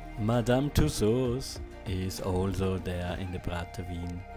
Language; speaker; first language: English; non-native, fluent; German